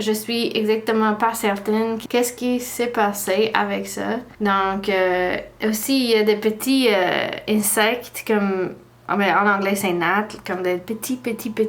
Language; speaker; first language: French; non-native, learner; English